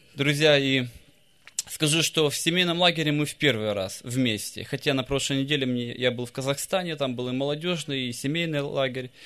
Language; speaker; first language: Russian; native; Russian